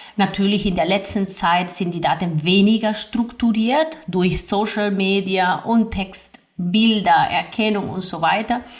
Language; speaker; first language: German; non-native, fluent; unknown